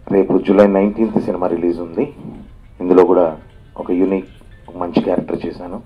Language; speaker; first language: Telugu; native; Telugu